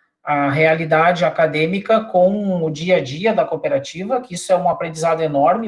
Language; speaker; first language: Portuguese; native; Portuguese